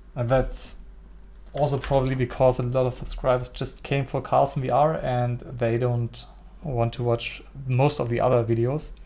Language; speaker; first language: English; non-native, fluent; German